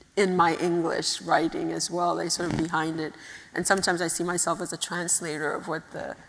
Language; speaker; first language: English; early bilingual, other home language; Haitian Creole